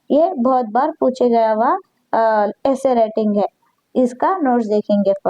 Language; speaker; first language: Hindi; non-native, local second language; Kannada